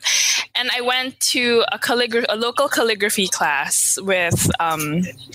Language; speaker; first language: English; non-native, local second language; Filipino